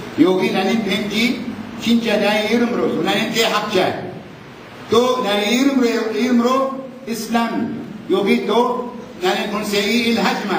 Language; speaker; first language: Korean; non-native, learner; Arabic